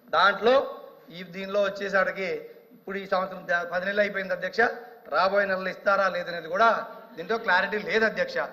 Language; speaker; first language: Telugu; native; Telugu